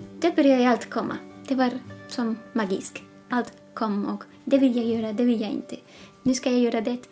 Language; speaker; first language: Swedish; non-native, fluent; Spanish